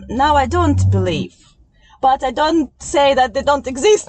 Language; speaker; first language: English; non-native, fluent; Russian